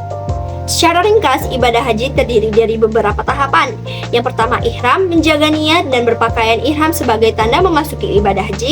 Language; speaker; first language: Indonesian; native; Indonesian